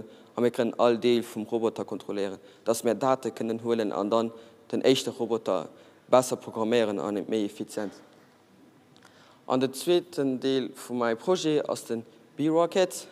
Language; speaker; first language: German; non-native, learner; Portuguese